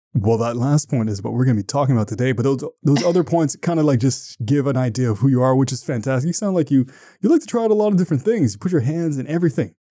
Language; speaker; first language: English; native; English